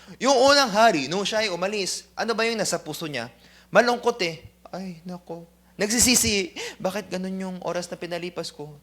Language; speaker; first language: Filipino; non-native, fluent; Korean